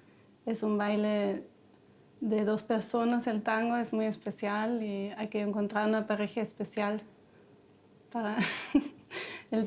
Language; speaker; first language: Spanish; non-native, fluent; German